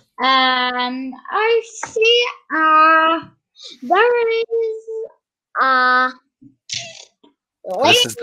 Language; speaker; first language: English; non-native, learner; Turkish